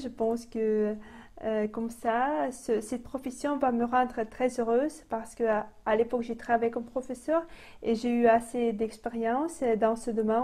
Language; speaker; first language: French; non-native, fluent; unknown